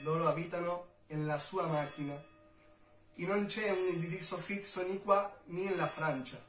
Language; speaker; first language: Italian; non-native, learner; Spanish